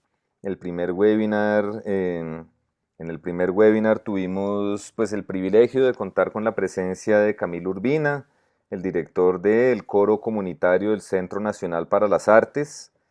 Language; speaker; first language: Spanish; native; Spanish